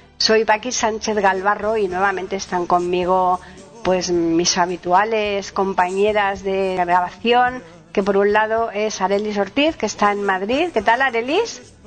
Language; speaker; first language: Spanish; native; Spanish